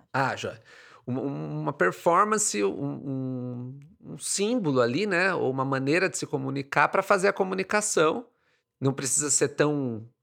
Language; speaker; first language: Portuguese; native; Portuguese